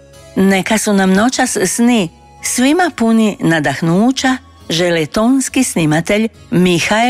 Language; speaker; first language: Croatian; native; Croatian